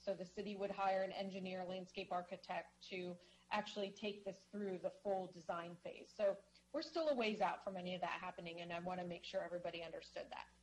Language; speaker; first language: English; native; English